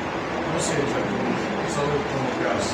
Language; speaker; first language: Spanish; non-native, fluent; English